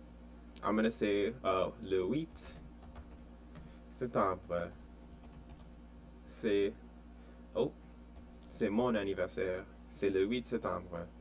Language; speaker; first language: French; non-native, fluent; English